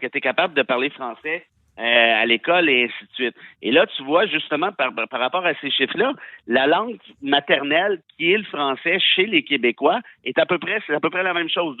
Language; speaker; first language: French; native; French